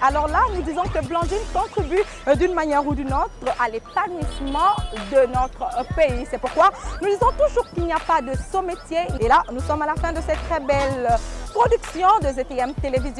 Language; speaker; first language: French; non-native, local second language; Lingala